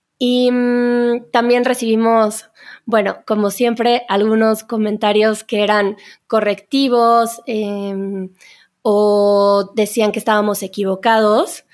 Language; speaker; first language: Spanish; native; Spanish